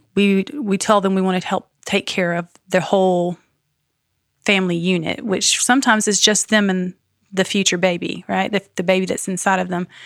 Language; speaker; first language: English; native; English